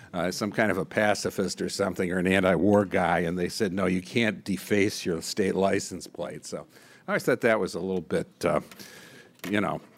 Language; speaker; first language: English; native; English